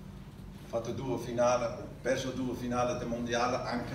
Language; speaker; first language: Italian; non-native, learner; Dutch